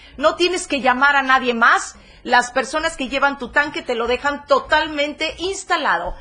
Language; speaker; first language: Spanish; native; Spanish